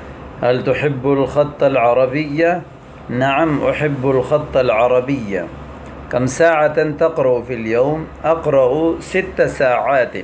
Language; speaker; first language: Arabic; non-native, fluent; Urdu